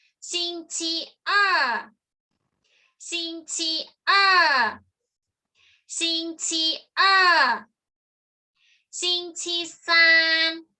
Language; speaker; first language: Chinese; non-native, fluent; Thai